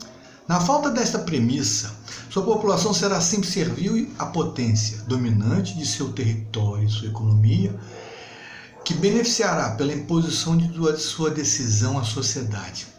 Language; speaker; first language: Portuguese; native; Portuguese